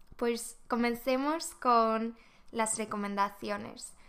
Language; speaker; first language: Spanish; non-native, fluent; Swedish